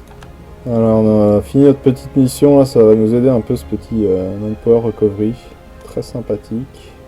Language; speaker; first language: French; native; French